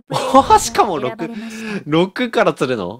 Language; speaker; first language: Japanese; native; Japanese